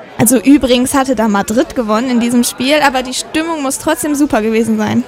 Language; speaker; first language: German; native; German